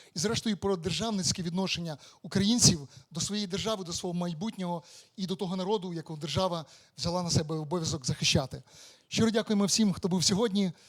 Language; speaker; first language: Ukrainian; native; Ukrainian